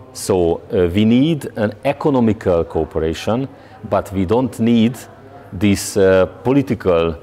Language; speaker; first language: English; non-native, learner; Hungarian